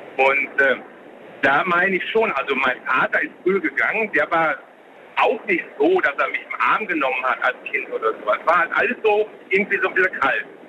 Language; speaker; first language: German; native; German